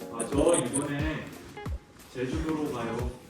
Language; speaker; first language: Korean; non-native, fluent; Russian